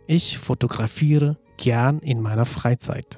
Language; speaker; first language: German; non-native, fluent; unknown